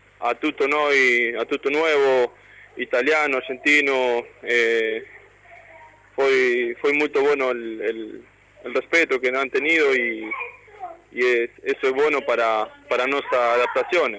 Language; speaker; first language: Italian; non-native, learner; Spanish